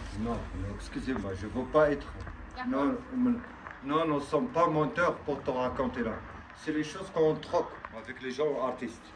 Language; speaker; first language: French; non-native, learner; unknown